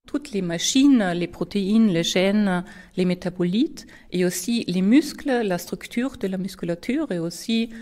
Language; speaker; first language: French; non-native, fluent; German